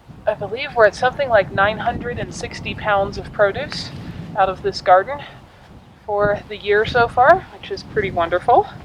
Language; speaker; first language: English; native; English